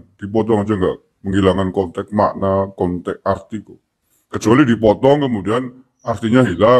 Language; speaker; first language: Indonesian; native; Indonesian